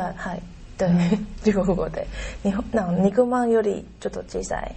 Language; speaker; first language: Japanese; non-native, learner; Chinese